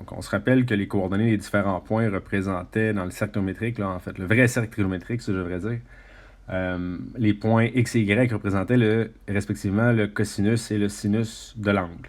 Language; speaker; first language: French; native; French